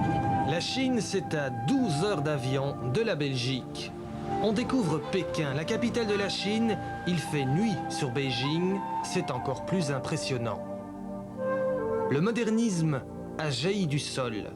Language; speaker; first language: French; native; French